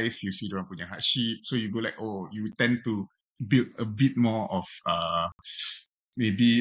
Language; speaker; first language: English; non-native, local second language; Malay